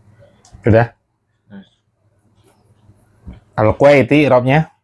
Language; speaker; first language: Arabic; non-native, fluent; Indonesian